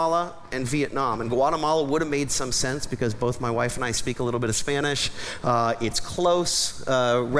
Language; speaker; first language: English; native; English